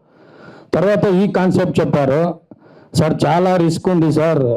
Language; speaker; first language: Telugu; non-native, learner; Kannada